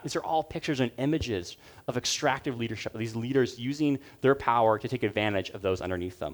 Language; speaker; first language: English; native; English